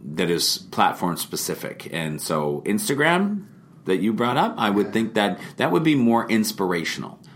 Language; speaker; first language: English; native; English